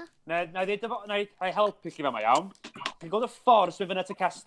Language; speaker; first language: Welsh; native; Welsh